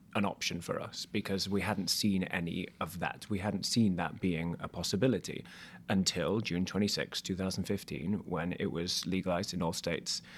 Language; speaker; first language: English; native; English